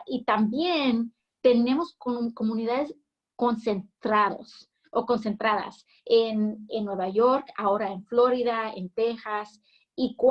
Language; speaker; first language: Spanish; early bilingual, heritage; English